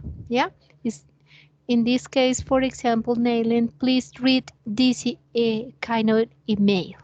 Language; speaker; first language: English; non-native, learner; Spanish